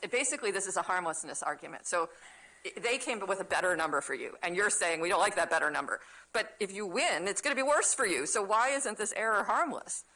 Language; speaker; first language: English; native; English